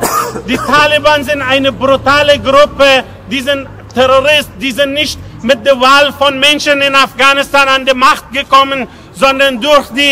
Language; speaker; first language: German; non-native, fluent; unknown